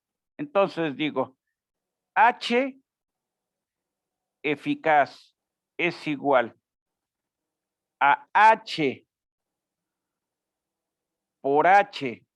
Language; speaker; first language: Spanish; native; Spanish